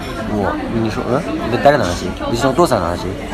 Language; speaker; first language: Chinese; early bilingual, heritage; Japanese